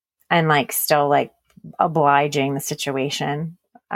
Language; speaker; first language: English; native; English